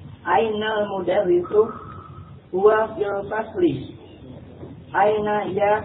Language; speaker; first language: Arabic; non-native, learner; Indonesian